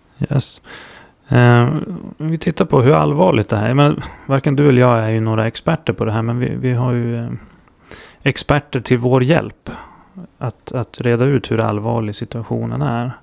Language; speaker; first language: Swedish; native; Swedish